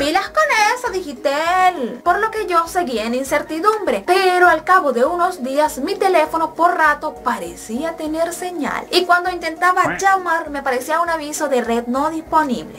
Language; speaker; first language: Spanish; native; Spanish